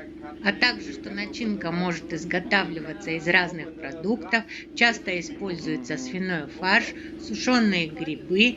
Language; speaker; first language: Russian; native; Russian